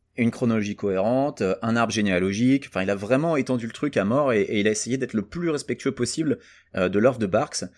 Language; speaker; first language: French; native; French